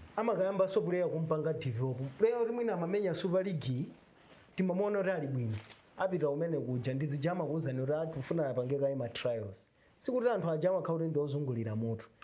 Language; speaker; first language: Nyanja; native; Nyanja